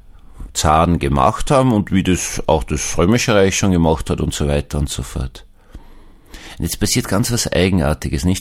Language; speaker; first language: German; native; German